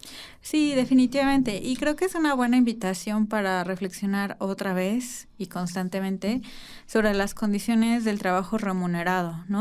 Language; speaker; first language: Spanish; native; Spanish